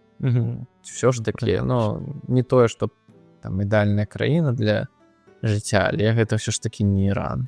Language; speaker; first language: Belarusian; non-native, local second language; Russian